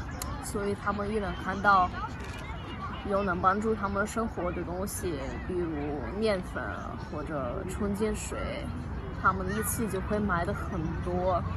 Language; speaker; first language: Chinese; non-native, fluent; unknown